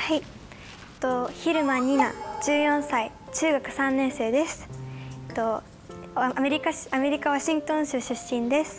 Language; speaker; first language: Japanese; non-native, fluent; English